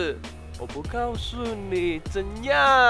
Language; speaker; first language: Chinese; non-native, local second language; Cantonese